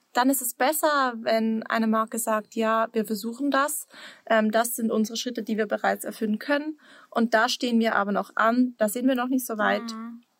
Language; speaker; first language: German; non-native, fluent; Swiss German